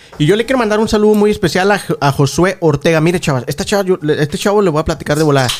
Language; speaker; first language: Spanish; native; Spanish